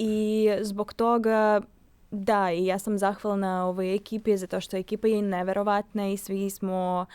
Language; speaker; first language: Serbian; non-native, fluent; Russian